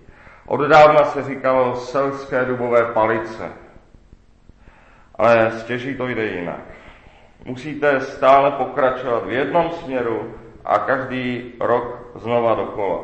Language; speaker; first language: Czech; native; Czech